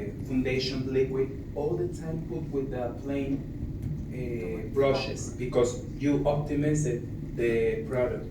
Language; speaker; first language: English; non-native, learner; Spanish